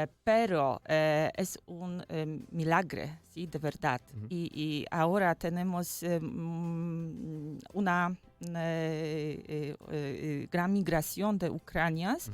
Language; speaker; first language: Spanish; non-native, fluent; Polish